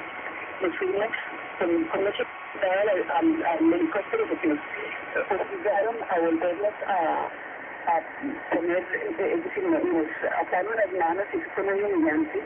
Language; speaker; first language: Spanish; native; Spanish